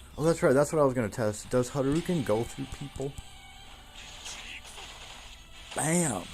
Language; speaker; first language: English; native; English